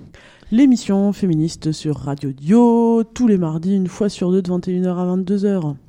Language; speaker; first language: French; native; French